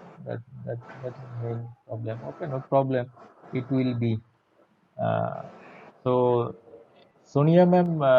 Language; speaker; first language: English; non-native, learner; Bangla